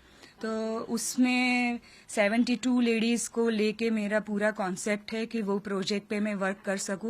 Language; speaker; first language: Hindi; non-native, local second language; Gujarati